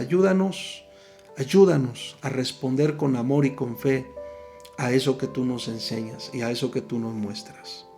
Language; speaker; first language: Spanish; native; Spanish